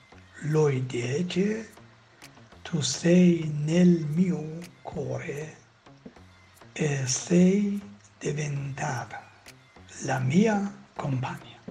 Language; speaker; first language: Italian; non-native, learner; Persian